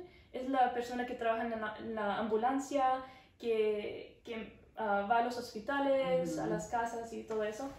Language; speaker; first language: Spanish; early bilingual, heritage; Spanish